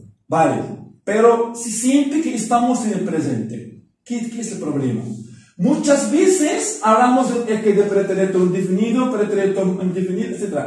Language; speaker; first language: Spanish; non-native, fluent; Arabic